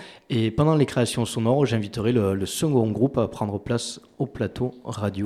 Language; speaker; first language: French; native; French